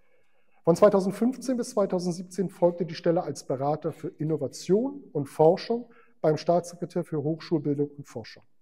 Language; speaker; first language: German; native; German